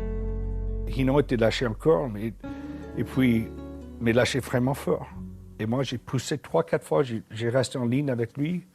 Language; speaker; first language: French; non-native, learner; English